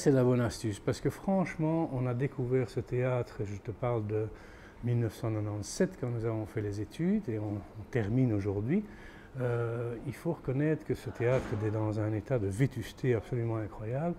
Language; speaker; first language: French; native; French